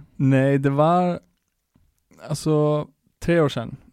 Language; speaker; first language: Swedish; non-native, fluent; Icelandic